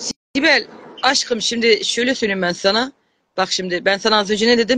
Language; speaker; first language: Turkish; native; Turkish